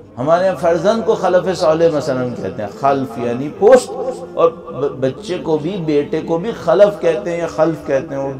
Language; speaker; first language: Urdu; native; Urdu